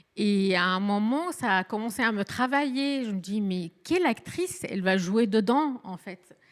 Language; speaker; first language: French; non-native, fluent; Arabic